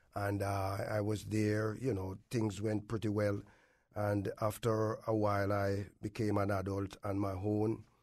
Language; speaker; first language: English; native; English